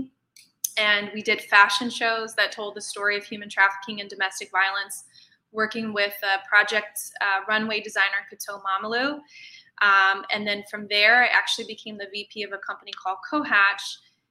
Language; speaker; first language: English; native; English